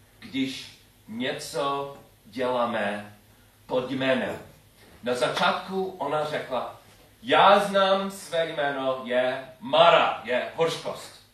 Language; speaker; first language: Czech; non-native, learner; English